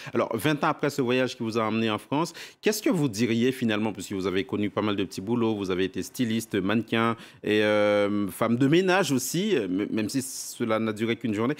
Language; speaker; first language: French; native; French